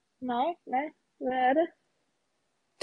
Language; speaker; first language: Danish; non-native, fluent; Serbian